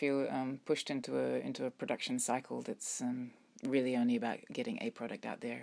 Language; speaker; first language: English; native; English